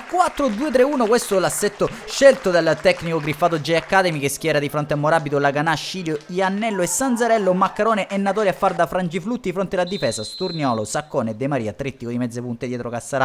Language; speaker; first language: Italian; native; Italian